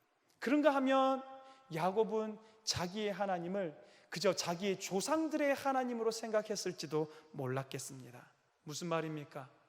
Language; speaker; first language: Korean; native; Korean